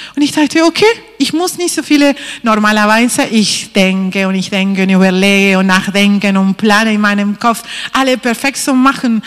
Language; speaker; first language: German; non-native, fluent; Spanish